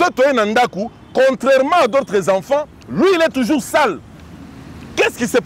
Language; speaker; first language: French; non-native, local second language; Lingala